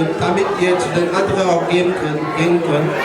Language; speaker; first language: German; non-native, learner; French